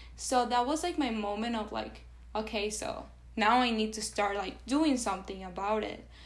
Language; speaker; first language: English; non-native, fluent; Spanish